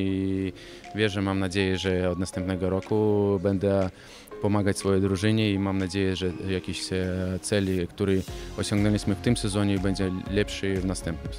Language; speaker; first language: Polish; non-native, fluent; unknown